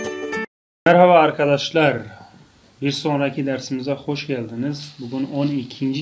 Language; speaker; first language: Turkish; non-native, fluent; Tajik